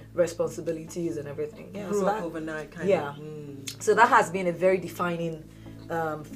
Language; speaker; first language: English; non-native, local second language; Yoruba